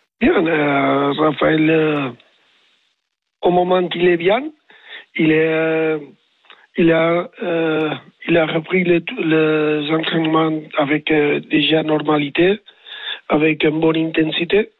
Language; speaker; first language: French; non-native, learner; Spanish